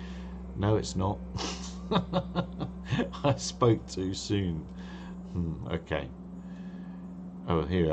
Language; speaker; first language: English; native; English